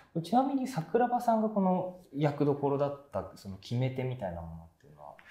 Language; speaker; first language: Japanese; native; Japanese